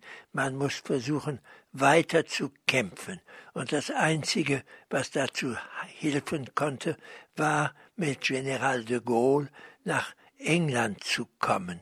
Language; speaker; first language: German; early bilingual, heritage; German